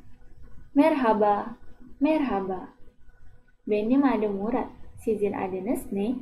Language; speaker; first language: Turkish; non-native, learner; Indonesian